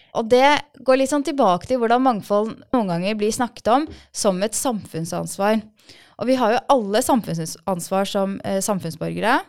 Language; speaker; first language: Norwegian; early bilingual, other home language; Persian